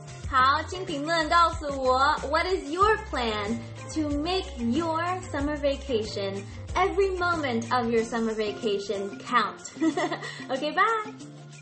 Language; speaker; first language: English; native; English